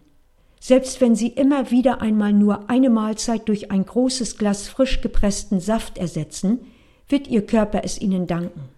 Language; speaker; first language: German; native; German